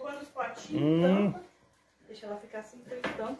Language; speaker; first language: Portuguese; native; Portuguese